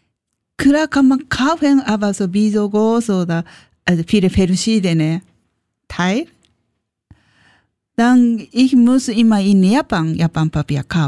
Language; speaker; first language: German; non-native, learner; Japanese